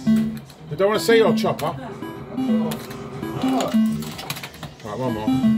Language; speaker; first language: English; native; English